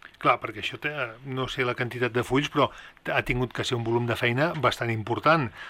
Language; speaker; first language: Catalan; native; Catalan